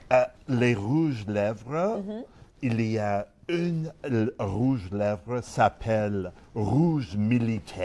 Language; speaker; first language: French; non-native, learner; English